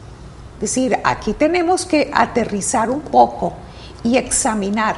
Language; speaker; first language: Spanish; native; Spanish